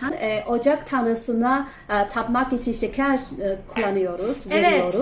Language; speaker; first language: Turkish; non-native, fluent; Chinese